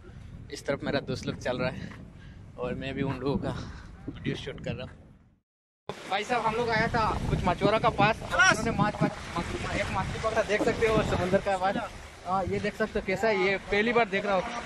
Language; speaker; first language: Hindi; non-native, local second language; Bangla